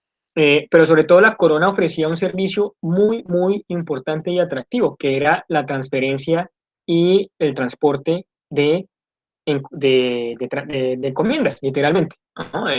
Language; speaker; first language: Spanish; native; Spanish